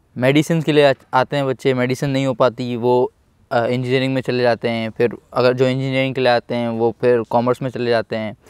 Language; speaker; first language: Urdu; non-native, local second language; Punjabi